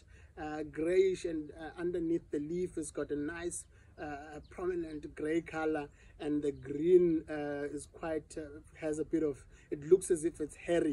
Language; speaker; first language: English; non-native, local second language; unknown